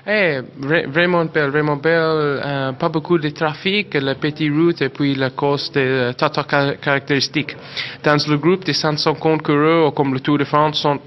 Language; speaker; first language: French; non-native, learner; English